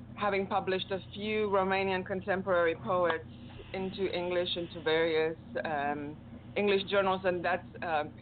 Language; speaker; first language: English; non-native, fluent; Romanian